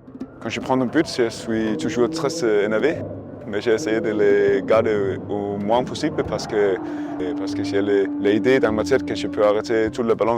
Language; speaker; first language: French; non-native, learner; Danish